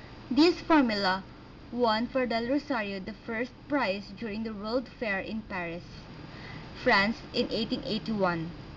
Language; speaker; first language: English; non-native, local second language; Filipino